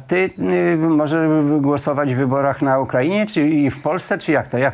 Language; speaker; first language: Polish; native; Polish